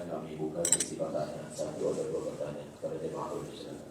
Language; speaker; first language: Indonesian; native; Indonesian